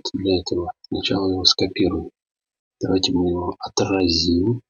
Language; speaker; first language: Russian; native; Russian